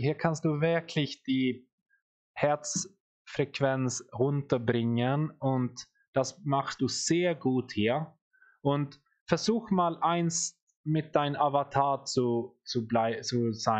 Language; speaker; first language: German; non-native, fluent; Swedish